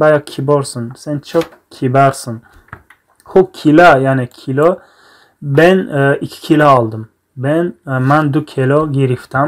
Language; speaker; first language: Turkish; non-native, fluent; Tajik